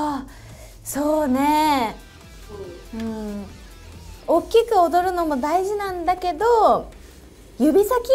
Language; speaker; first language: Japanese; native; Japanese